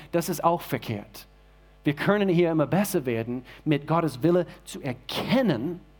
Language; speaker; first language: German; non-native, fluent; English